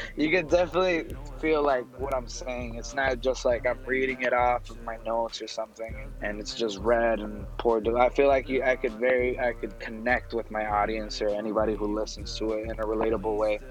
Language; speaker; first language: English; non-native, fluent; Spanish